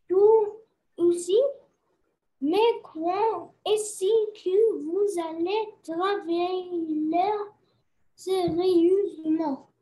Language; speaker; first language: French; non-native, learner; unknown